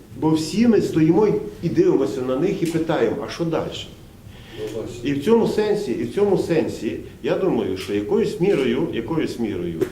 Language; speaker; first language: Ukrainian; native; Ukrainian